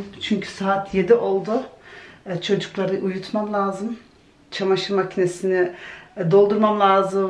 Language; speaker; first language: Turkish; early bilingual, other home language; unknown